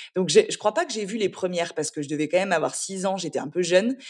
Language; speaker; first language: French; native; French